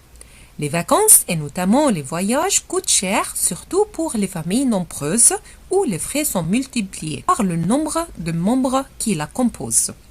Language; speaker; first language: French; non-native, fluent; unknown